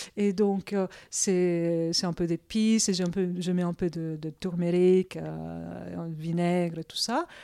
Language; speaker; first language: French; early bilingual, other home language; Korean